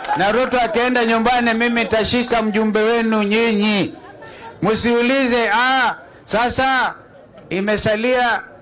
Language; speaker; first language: Swahili; non-native, local second language; Kamba